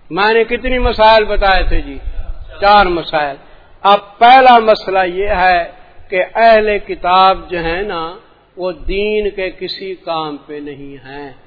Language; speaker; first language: Urdu; non-native, local second language; Saraiki